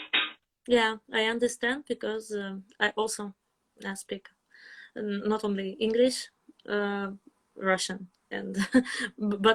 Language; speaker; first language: English; non-native, fluent; Russian